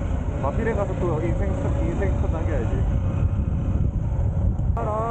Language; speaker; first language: Korean; native; Korean